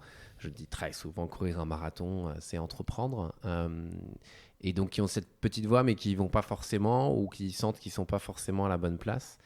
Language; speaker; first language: French; native; French